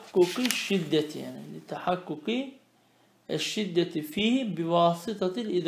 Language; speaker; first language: Arabic; non-native, fluent; Turkish